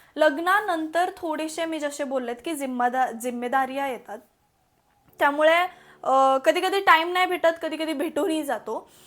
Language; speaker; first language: Marathi; non-native, local second language; Malayalam